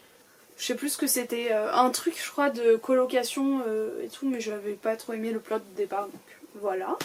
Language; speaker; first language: French; native; French